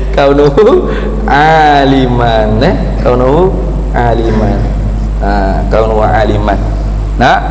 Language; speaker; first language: Malay; native; Malay